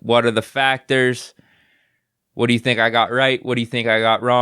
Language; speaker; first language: English; native; English